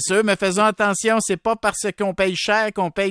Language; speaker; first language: French; native; French